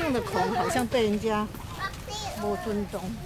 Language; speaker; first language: Chinese; native; Chinese